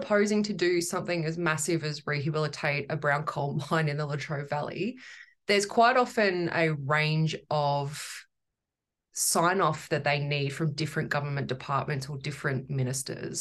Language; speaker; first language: English; native; English